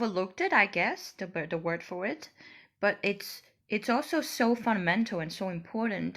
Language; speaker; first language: English; non-native, fluent; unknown